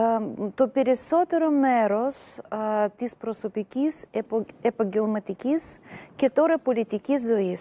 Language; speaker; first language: Greek; non-native, learner; Russian